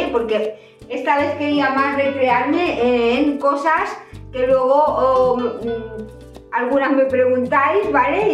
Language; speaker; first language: Spanish; native; Spanish